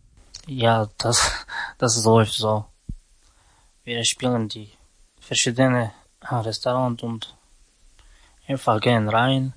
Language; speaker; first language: German; non-native, learner; Slovak